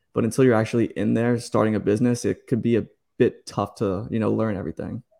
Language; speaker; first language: English; native; English